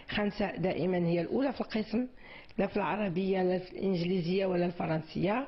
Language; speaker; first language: Arabic; native; Arabic